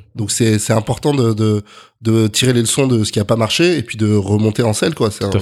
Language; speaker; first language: French; native; French